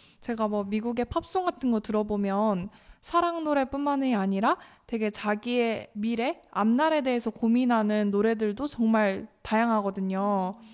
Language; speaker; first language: Korean; native; Korean